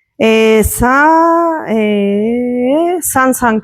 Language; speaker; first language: French; non-native, learner; Spanish